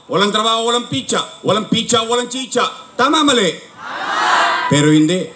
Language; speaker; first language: Filipino; native; Filipino